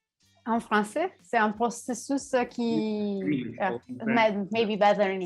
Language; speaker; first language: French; non-native, learner; Italian